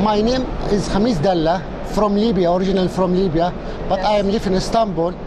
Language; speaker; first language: English; non-native, local second language; Arabic